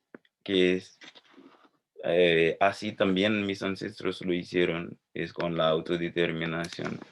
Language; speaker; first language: Spanish; non-native, fluent; Haitian Creole